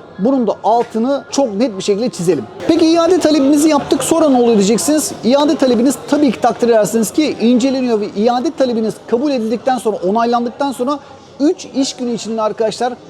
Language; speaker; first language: Turkish; native; Turkish